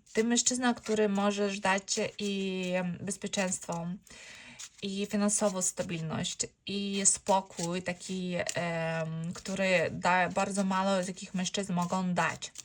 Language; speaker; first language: Polish; non-native, fluent; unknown